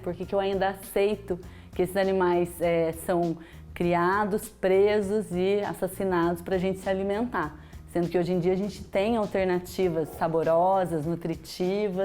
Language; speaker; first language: Portuguese; native; Portuguese